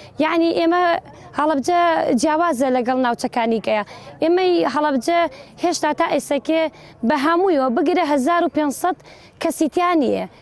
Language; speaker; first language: Central Kurdish; native; Central Kurdish